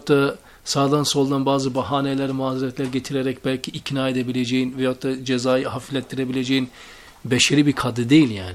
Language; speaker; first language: Turkish; native; Turkish